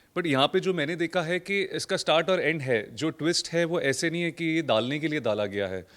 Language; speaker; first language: Hindi; non-native, local second language; Gujarati